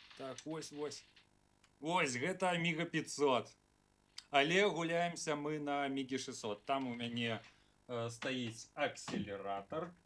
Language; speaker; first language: Belarusian; non-native, local second language; Russian